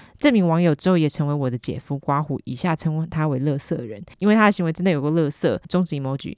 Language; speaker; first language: Chinese; native; Chinese